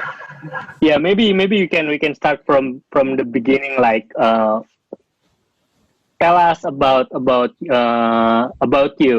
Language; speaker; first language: English; non-native, fluent; Indonesian